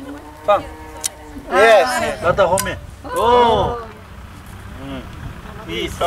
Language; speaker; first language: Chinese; non-native, fluent; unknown